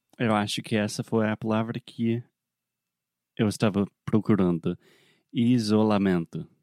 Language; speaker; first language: Portuguese; non-native, fluent; English